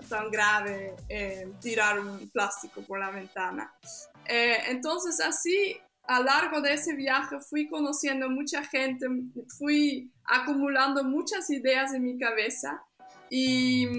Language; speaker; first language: Spanish; non-native, fluent; Dutch